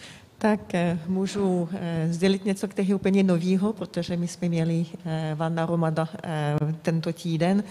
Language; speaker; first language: Czech; non-native, fluent; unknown